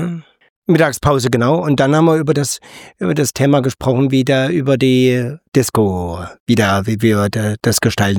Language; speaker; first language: German; native; German